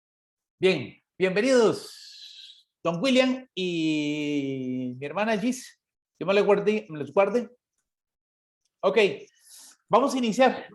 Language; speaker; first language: Spanish; native; Spanish